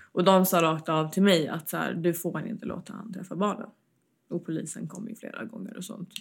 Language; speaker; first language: Swedish; early bilingual, other home language; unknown